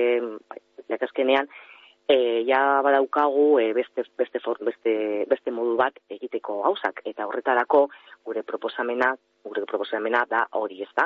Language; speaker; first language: Basque; non-native, local second language; Spanish